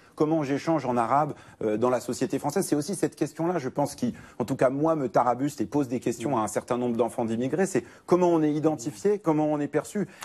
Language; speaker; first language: French; early bilingual, other home language; Arabic